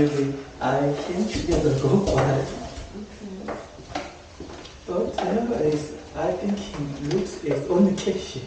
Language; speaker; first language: English; non-native, learner; Korean